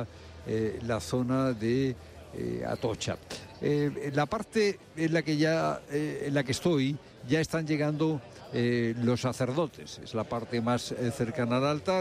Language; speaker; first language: Spanish; native; Spanish